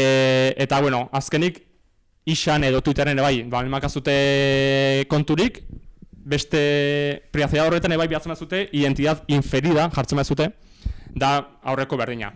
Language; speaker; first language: Basque; native; Basque